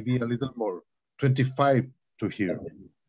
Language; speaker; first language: English; non-native, learner; Spanish